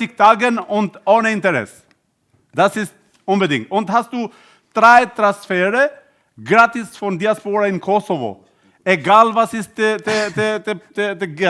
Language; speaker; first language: German; non-native, learner; Albanian